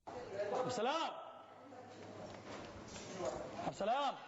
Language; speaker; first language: Arabic; native; Arabic